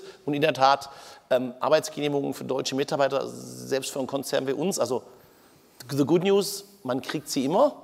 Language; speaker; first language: German; native; German